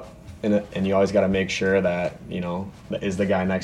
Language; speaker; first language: English; native; English